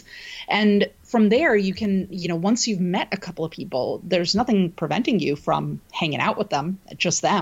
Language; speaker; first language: English; native; English